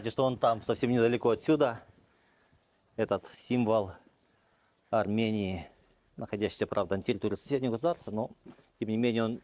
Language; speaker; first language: Russian; native; Russian